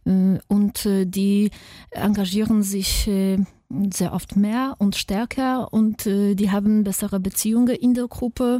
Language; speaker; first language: German; non-native, fluent; Polish